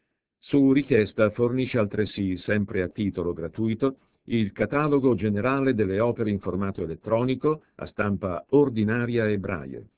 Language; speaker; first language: Italian; native; Italian